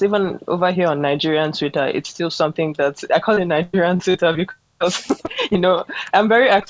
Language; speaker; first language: English; non-native, local second language; Yoruba